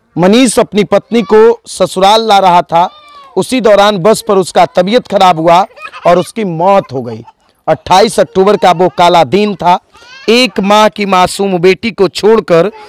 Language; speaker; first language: Hindi; native; Hindi